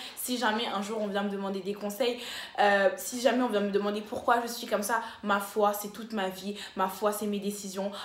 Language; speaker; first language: French; early bilingual, other home language; Lingala